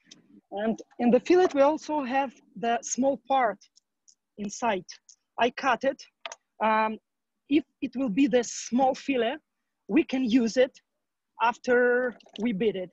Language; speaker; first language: English; non-native, learner; Ukrainian